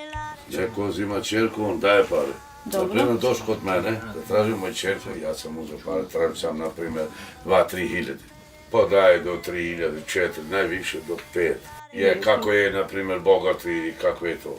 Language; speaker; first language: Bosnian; non-native, local second language; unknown